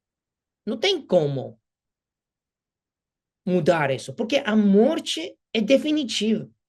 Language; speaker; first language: Portuguese; non-native, fluent; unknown